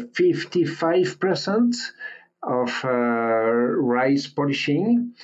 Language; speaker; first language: English; non-native, learner; French